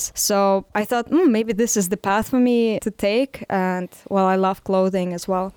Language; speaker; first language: English; non-native, fluent; Russian